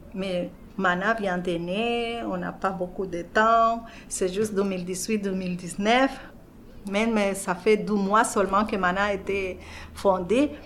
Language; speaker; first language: French; non-native, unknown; Spanish